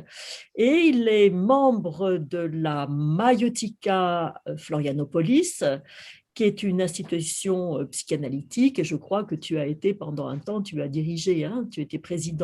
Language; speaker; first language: French; native; French